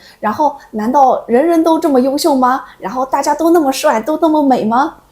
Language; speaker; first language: Chinese; native; Chinese